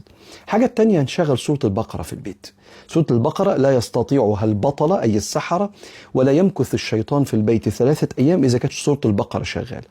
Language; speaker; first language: Arabic; native; Arabic